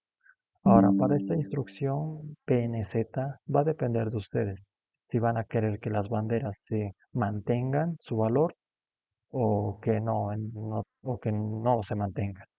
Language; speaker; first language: Spanish; native; Spanish